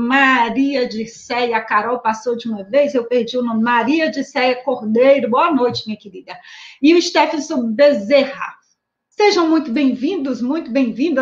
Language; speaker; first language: Portuguese; native; Portuguese